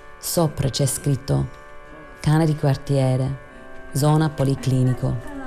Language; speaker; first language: Italian; non-native, fluent; English